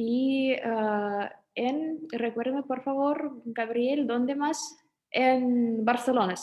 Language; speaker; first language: Spanish; non-native, fluent; Russian